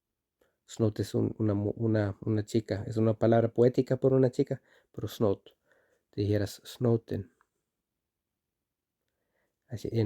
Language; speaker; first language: Spanish; non-native, fluent; Icelandic